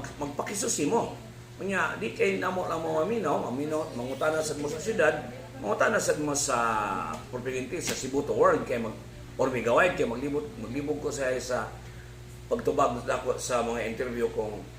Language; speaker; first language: Cebuano; native; Cebuano